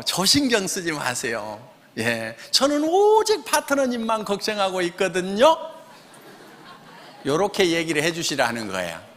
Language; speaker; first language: Korean; native; Korean